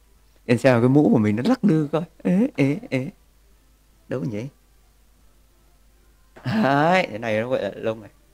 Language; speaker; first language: Vietnamese; native; Vietnamese